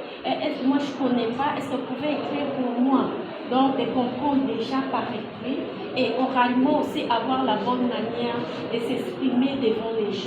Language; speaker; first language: French; non-native, local second language; Lingala